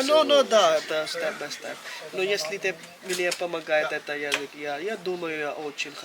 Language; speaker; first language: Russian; non-native, learner; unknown